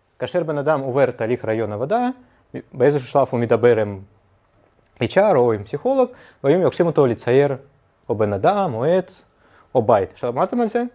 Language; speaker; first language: Hebrew; non-native, fluent; Russian